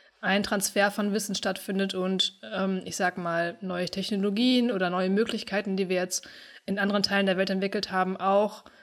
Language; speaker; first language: German; native; German